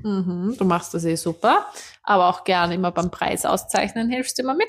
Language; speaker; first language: German; native; German